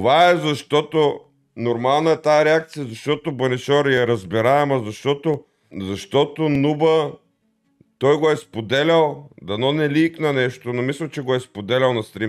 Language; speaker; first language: Bulgarian; native; Bulgarian